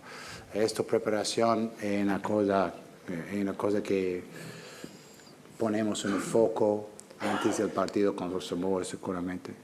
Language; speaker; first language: Spanish; non-native, learner; English